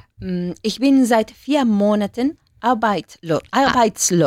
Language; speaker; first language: German; non-native, learner; Spanish